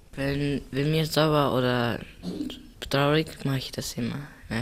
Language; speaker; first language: German; non-native, learner; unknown